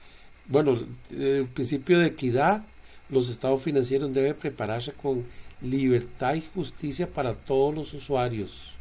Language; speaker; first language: Spanish; native; Spanish